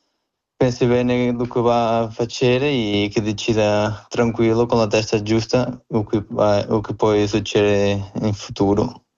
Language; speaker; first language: Italian; non-native, fluent; Portuguese